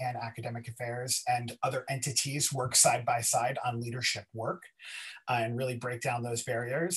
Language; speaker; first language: English; native; English